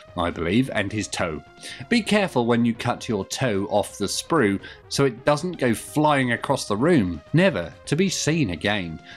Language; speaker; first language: English; native; English